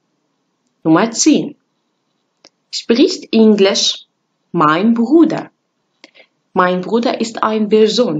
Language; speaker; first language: German; non-native, fluent; Arabic